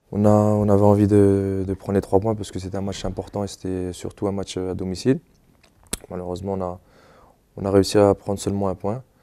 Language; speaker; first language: French; native; French